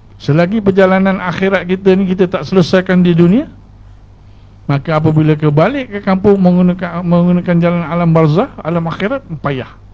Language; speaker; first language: Malay; native; Malay